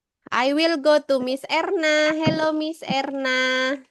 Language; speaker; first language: English; non-native, learner; Indonesian